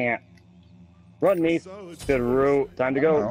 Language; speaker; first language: English; native; English